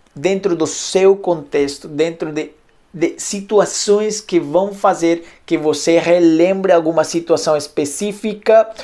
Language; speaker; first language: Portuguese; non-native, fluent; Spanish